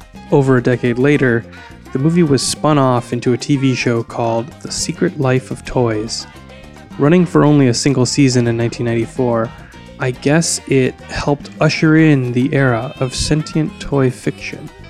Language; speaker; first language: English; native; English